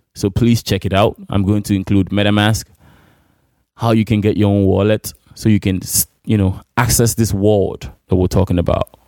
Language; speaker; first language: English; non-native, local second language; Igbo